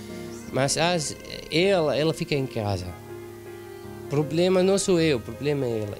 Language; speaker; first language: Portuguese; non-native, learner; Arabic